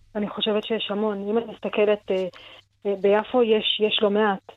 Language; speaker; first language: Hebrew; non-native, local second language; Arabic